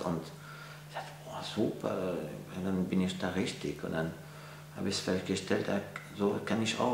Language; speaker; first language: German; non-native, fluent; French